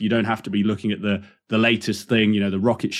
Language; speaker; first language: English; native; English